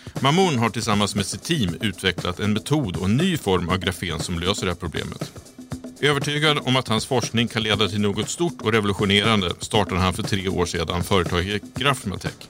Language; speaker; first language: Swedish; native; Swedish